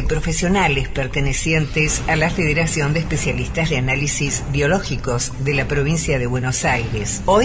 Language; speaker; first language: Spanish; native; Spanish